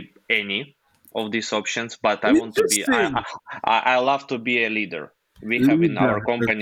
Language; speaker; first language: English; non-native, fluent; Ukrainian